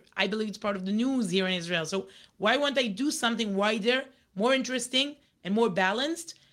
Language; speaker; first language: English; non-native, fluent; Hebrew